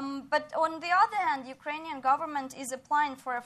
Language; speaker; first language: English; non-native, fluent; Ukrainian